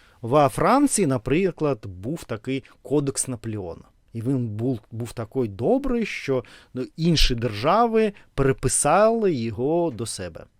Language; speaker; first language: Ukrainian; non-native, learner; Russian